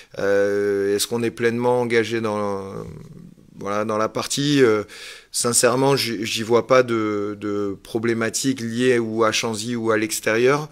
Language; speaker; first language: French; native; French